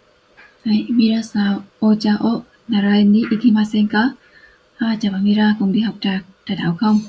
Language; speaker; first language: Japanese; non-native, learner; Vietnamese